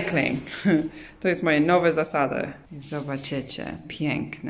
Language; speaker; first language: Polish; early bilingual, heritage; English